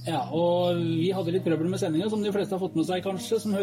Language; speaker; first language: Norwegian; native; Norwegian